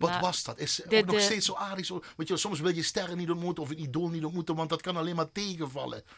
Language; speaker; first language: Dutch; native; Dutch